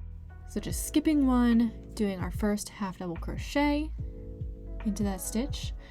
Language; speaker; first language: English; native; English